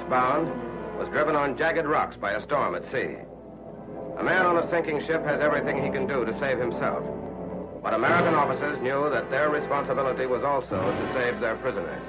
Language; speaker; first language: English; native; English